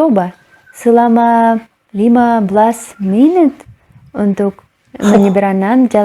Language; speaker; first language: Indonesian; non-native, fluent; Russian